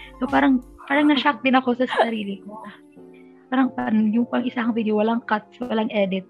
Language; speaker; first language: Filipino; non-native, local second language; Waray